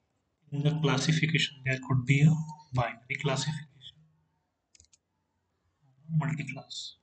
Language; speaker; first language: English; non-native, fluent; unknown